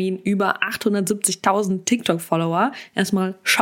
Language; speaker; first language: German; early bilingual, other home language; Russian